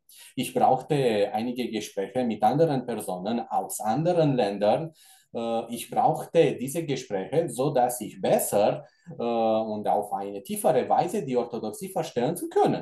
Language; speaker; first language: German; non-native, fluent; Romanian